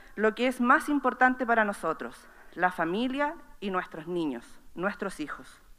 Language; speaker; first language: Spanish; native; Spanish